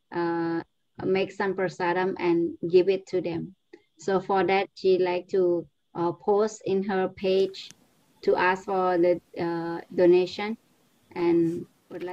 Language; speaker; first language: English; non-native, fluent; Nepali